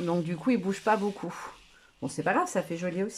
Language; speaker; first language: French; native; French